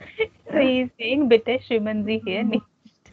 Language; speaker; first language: German; non-native, fluent; Hindi